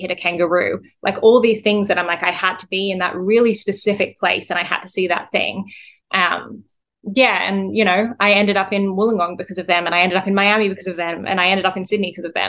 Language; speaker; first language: English; native; English